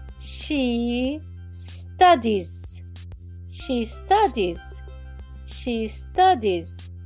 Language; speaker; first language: English; non-native, fluent; Arabic